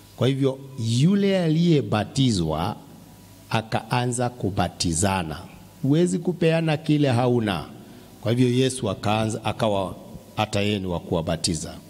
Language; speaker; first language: Swahili; non-native, local second language; Kikuyu